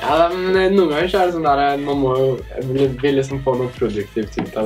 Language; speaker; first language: Norwegian; native; Norwegian